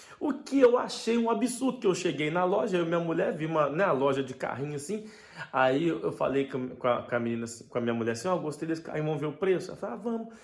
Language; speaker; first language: Portuguese; native; Portuguese